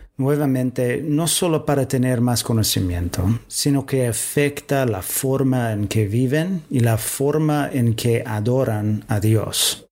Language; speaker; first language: Spanish; non-native, fluent; English